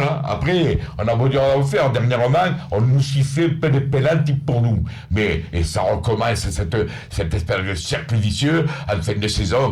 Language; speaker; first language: French; native; French